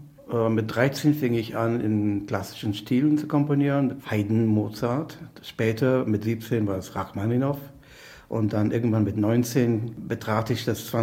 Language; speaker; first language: German; non-native, fluent; English